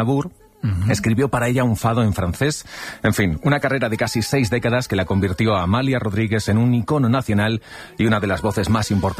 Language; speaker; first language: Spanish; native; Spanish